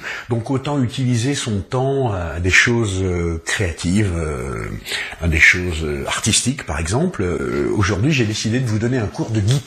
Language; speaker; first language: French; native; French